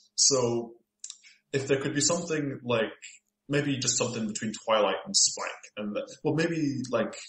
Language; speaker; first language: English; native; English